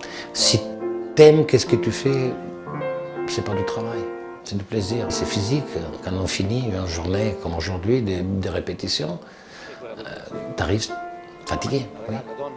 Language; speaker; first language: French; non-native, fluent; Italian